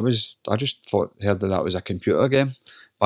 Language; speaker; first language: English; native; English